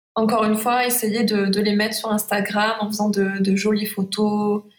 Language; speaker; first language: French; native; French